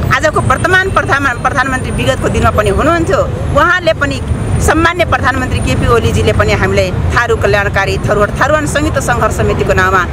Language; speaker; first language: Nepali; non-native, local second language; Rana Tharu